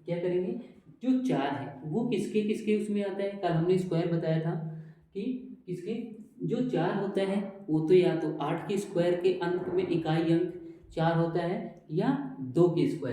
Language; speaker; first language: Hindi; native; Hindi